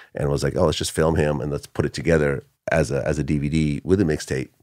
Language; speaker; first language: English; early bilingual, other home language; Russian